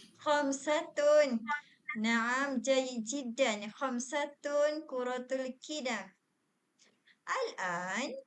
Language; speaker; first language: Arabic; non-native, learner; Malay